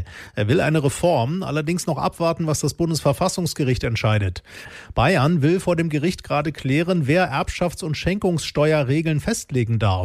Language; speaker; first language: German; native; German